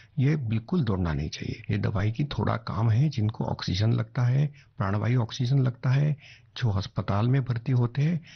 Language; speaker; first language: Hindi; non-native, local second language; Marathi